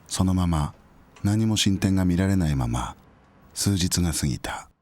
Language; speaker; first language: Japanese; native; Japanese